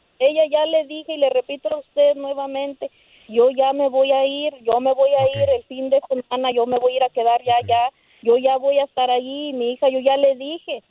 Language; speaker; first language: Spanish; native; Spanish